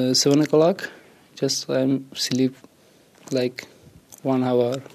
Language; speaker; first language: English; non-native, learner; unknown